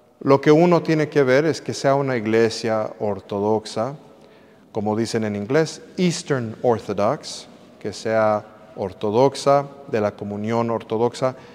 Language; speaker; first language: Spanish; early bilingual, heritage; English